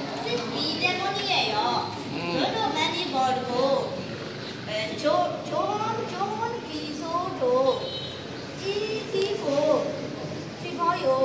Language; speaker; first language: Korean; non-native, learner; Burmese